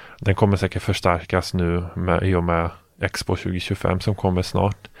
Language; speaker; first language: Swedish; non-native, fluent; Polish